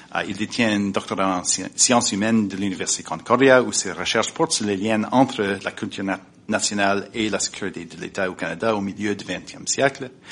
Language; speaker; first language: French; non-native, fluent; English